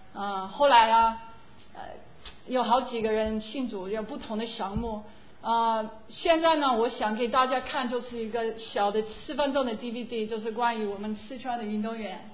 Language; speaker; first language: Chinese; non-native, fluent; English